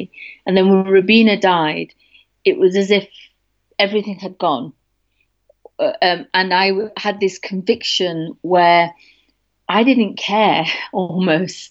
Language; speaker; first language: English; native; English